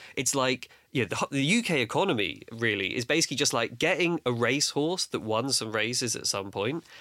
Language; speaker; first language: English; native; English